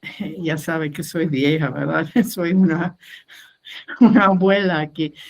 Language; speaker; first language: Spanish; non-native, fluent; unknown